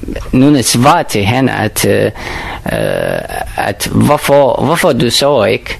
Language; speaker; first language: Danish; non-native, learner; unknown